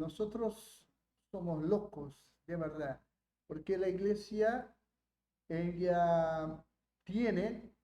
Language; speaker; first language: Spanish; non-native, fluent; Portuguese